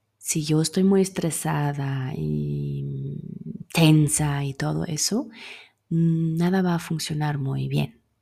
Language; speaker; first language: Spanish; non-native, fluent; German